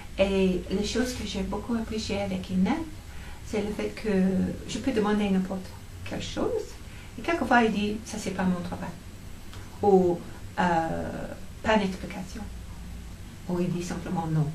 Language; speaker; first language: French; non-native, fluent; English